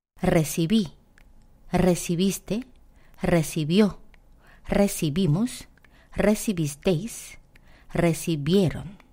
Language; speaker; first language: Spanish; non-native, fluent; Korean